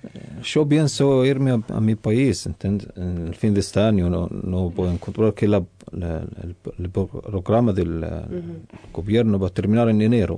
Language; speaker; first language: Spanish; non-native, local second language; Arabic